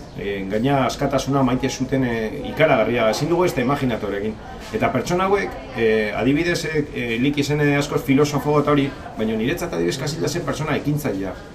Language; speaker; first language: Basque; non-native, local second language; Spanish